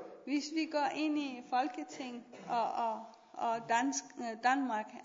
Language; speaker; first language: Danish; non-native, learner; Persian